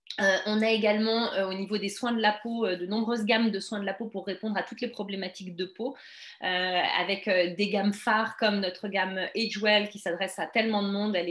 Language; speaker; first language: French; native; French